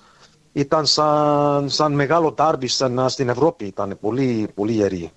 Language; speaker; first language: Greek; early bilingual, heritage; Greek